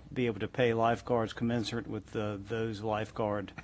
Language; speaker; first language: English; native; English